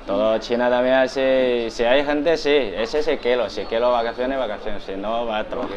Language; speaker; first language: Spanish; non-native, learner; Chinese